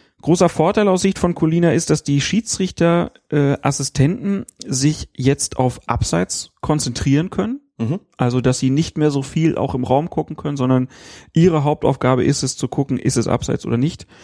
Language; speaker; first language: German; native; German